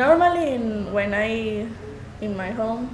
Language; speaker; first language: English; non-native, learner; Spanish